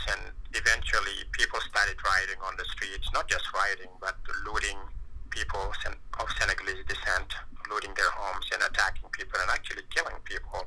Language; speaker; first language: English; non-native, fluent; French